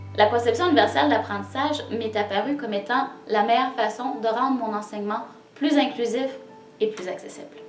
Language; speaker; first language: French; native; French